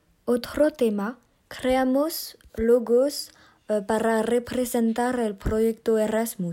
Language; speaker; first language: Spanish; non-native, learner; French